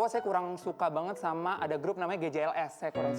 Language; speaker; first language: Indonesian; native; Indonesian